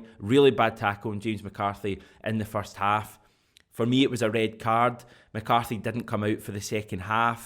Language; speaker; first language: English; native; English